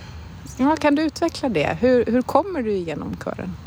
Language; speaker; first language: Swedish; native; Swedish